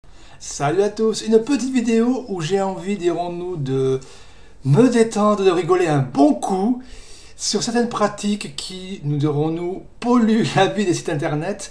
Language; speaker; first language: French; native; French